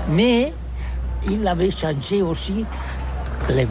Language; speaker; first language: French; non-native, learner; Catalan